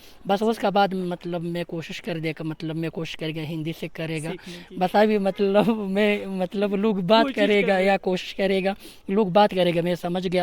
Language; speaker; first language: Hindi; non-native, learner; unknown